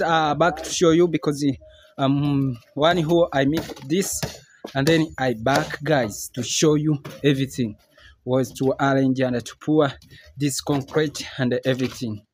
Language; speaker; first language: English; non-native, learner; Swahili